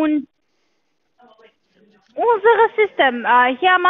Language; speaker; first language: German; non-native, learner; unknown